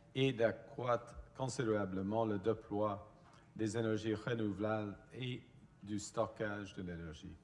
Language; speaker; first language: French; non-native, fluent; English